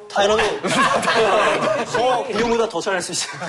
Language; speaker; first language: Korean; non-native, fluent; French